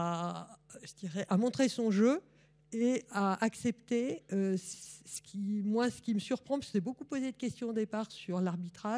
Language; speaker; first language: French; native; French